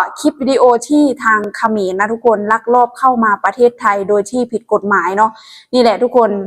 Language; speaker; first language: Thai; non-native, local second language; Lao